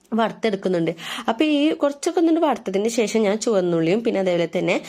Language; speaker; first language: Malayalam; native; Malayalam